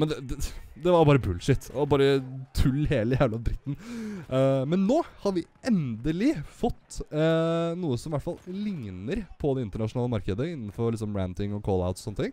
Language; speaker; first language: Norwegian; native; Norwegian